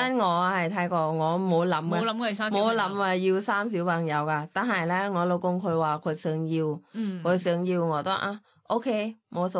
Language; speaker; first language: Cantonese; non-native, learner; Thai